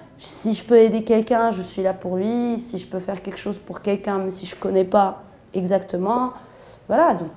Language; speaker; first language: French; non-native, local second language; Arabic